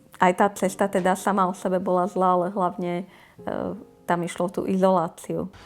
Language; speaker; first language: Slovak; native; Slovak